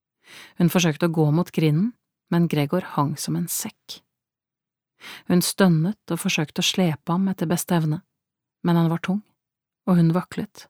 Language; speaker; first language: Norwegian; native; Norwegian